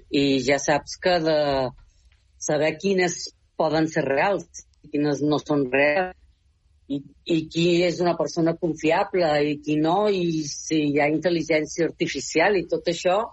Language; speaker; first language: Catalan; native; Catalan